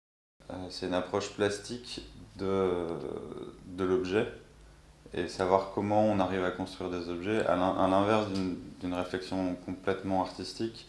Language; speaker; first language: French; native; French